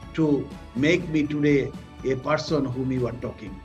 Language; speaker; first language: English; non-native, local second language; Bangla